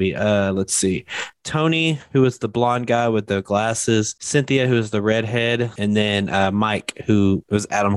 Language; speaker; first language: English; native; English